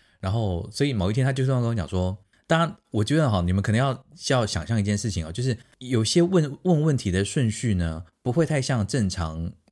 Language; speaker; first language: Chinese; native; Chinese